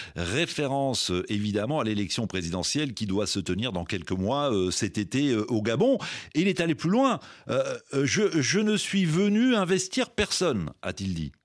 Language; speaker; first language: French; native; French